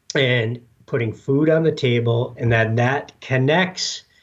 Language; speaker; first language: English; native; English